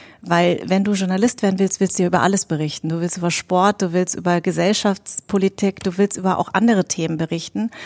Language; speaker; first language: German; native; German